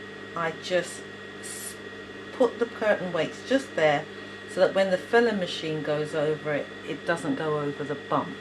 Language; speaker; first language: English; native; English